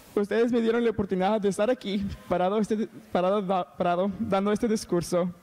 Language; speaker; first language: Spanish; early bilingual, heritage; Spanish